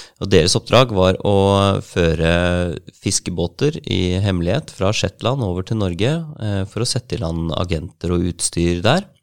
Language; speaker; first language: Norwegian; native; Norwegian